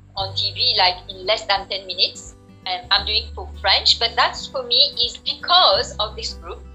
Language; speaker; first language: English; non-native, fluent; French